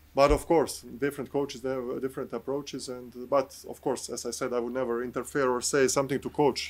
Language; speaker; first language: English; non-native, fluent; Bosnian